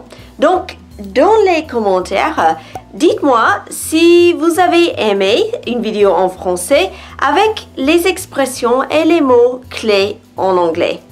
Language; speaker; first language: French; non-native, fluent; English